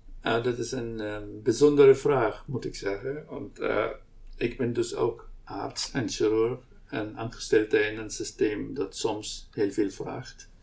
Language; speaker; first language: Dutch; non-native, local second language; Arabic